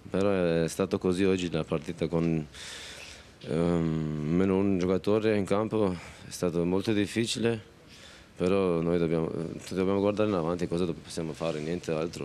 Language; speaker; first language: Italian; non-native, fluent; Turkish